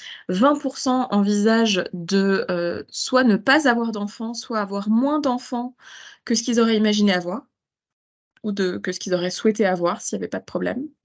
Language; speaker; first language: French; native; French